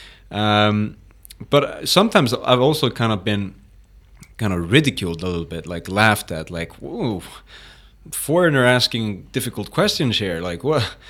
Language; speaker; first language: English; non-native, fluent; Icelandic